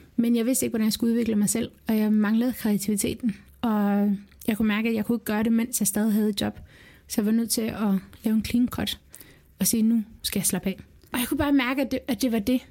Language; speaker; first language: Danish; early bilingual, other home language; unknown